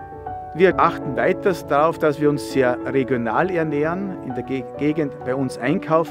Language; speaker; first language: German; native; German